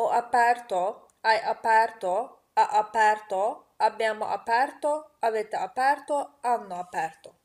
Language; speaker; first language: Italian; non-native, fluent; Turkish